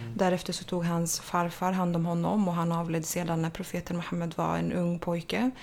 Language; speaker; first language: Swedish; native; Swedish